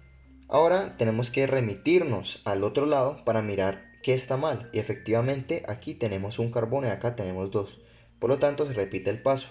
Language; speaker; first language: Spanish; native; Spanish